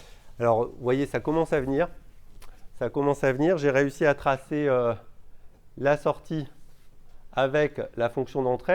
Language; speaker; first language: French; native; French